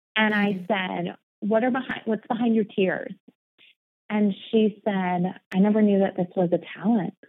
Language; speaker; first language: English; native; English